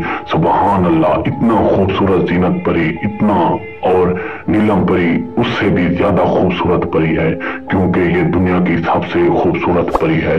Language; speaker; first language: Urdu; native; Urdu